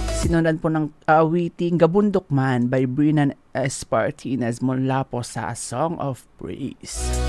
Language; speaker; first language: Filipino; non-native, local second language; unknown